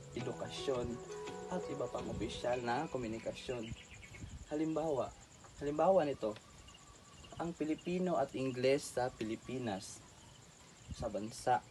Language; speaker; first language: Filipino; non-native, local second language; Cebuano